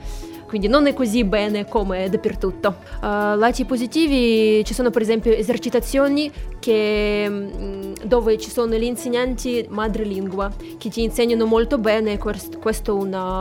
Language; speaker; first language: Italian; non-native, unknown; Russian